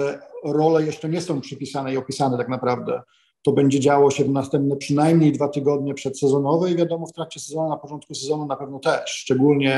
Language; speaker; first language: Polish; native; Polish